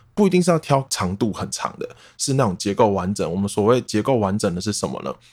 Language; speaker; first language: Chinese; non-native, local second language; Min Nan Chinese